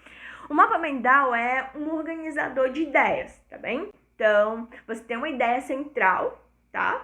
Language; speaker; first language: Portuguese; native; Portuguese